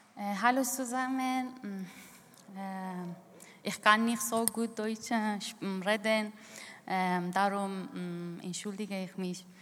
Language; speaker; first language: German; non-native, learner; Kurdish